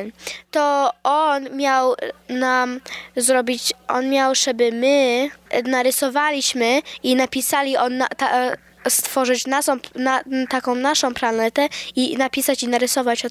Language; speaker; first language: Polish; early bilingual, heritage; Polish